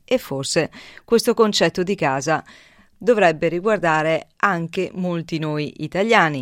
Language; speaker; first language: Italian; native; Italian